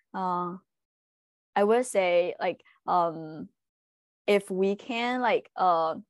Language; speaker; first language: English; non-native, fluent; Chinese